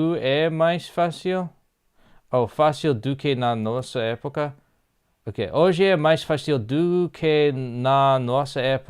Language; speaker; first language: Portuguese; non-native, learner; English